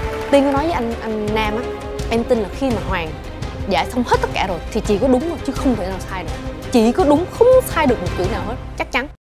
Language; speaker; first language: Vietnamese; native; Vietnamese